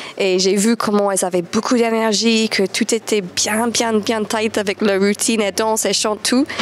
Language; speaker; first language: French; non-native, fluent; English